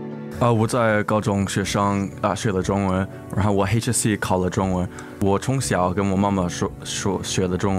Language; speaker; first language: Chinese; early bilingual, heritage; English